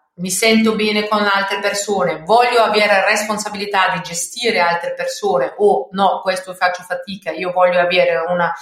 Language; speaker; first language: Italian; non-native, fluent; German